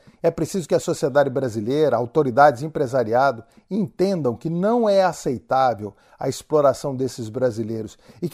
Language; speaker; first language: Portuguese; native; Portuguese